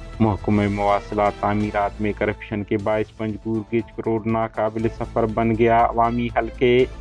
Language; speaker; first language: Urdu; non-native, local second language; Baluchi